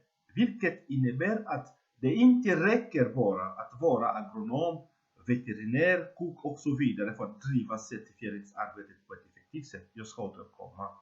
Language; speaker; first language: Swedish; non-native, fluent; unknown